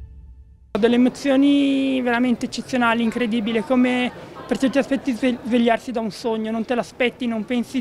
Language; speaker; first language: Italian; native; Italian